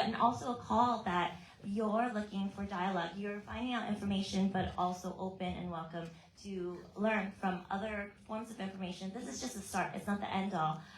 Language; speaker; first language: English; early bilingual, other home language; Vietnamese